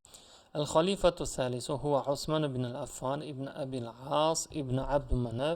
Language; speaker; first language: Arabic; non-native, fluent; Uzbek